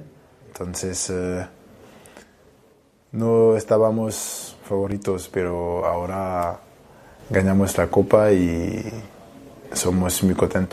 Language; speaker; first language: Spanish; non-native, fluent; French